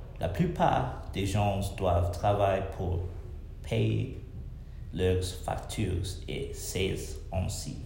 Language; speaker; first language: French; non-native, learner; English